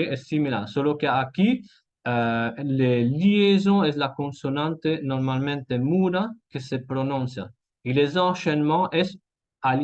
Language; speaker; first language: Spanish; non-native, fluent; French